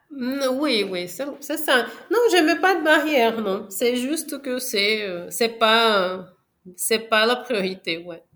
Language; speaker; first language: French; non-native, fluent; Portuguese